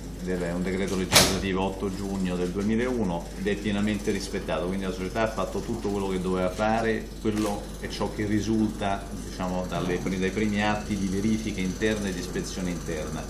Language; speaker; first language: Italian; native; Italian